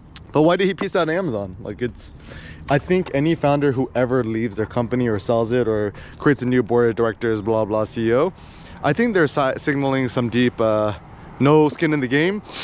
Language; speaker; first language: English; early bilingual, other home language; Korean